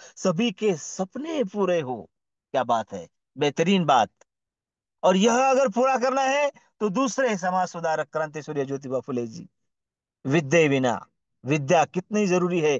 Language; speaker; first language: Hindi; non-native, local second language; Marathi